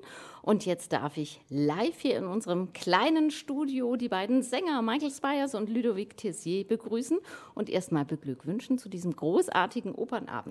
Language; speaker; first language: German; native; German